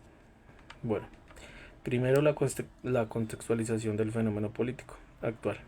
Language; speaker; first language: Spanish; native; Spanish